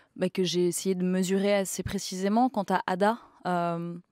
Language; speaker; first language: French; native; French